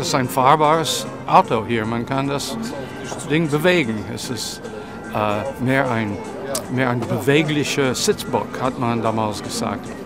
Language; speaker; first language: German; non-native, fluent; English